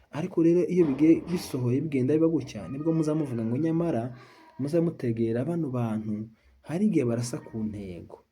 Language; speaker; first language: Kinyarwanda; native; Kinyarwanda